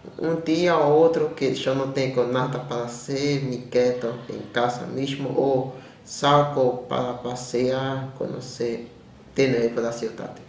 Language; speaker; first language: Spanish; non-native, learner; Portuguese